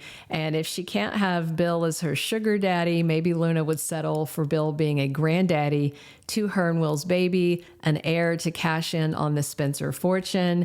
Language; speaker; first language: English; native; English